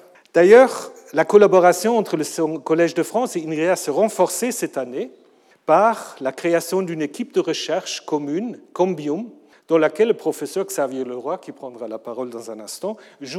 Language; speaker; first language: French; non-native, fluent; German